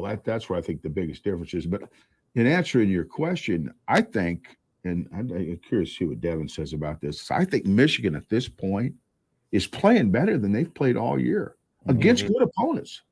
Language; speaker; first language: English; native; English